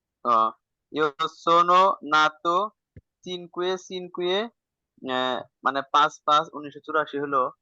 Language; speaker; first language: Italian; non-native, learner; Bangla